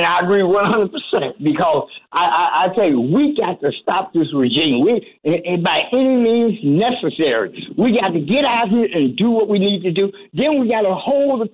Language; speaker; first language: English; native; English